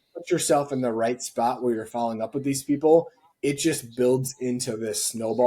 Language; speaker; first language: English; native; English